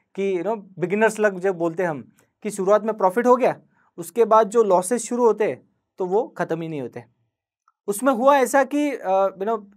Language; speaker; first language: Hindi; non-native, local second language; Marathi